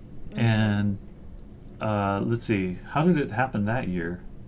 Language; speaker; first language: English; native; English